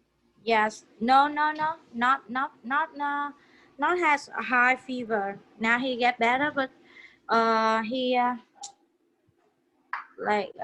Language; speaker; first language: English; non-native, learner; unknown